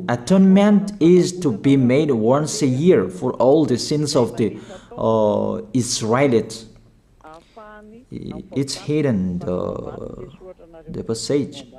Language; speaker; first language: English; non-native, fluent; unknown